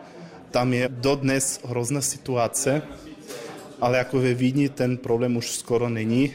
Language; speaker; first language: Czech; non-native, learner; Croatian